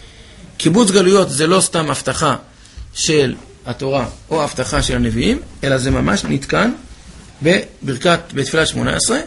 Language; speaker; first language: Hebrew; native; Hebrew